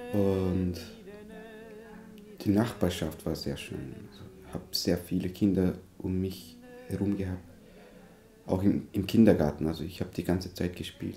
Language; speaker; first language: German; non-native, fluent; Turkish